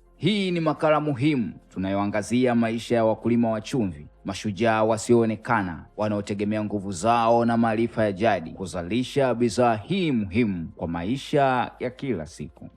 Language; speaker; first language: Swahili; native; Swahili